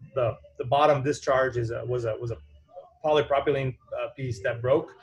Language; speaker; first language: English; non-native, fluent; Portuguese